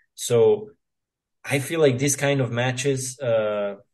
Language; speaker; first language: English; non-native, fluent; Serbian